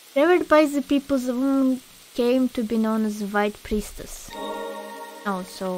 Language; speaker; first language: English; non-native, fluent; Russian